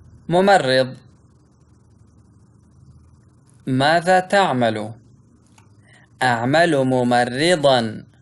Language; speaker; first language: Arabic; non-native, local second language; Pashto